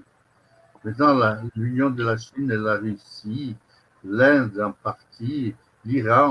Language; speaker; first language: French; non-native, fluent; Portuguese